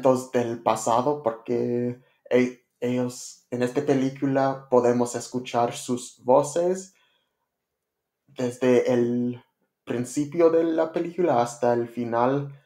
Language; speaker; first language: Spanish; non-native, learner; English